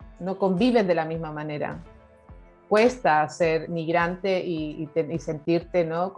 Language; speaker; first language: Spanish; native; Spanish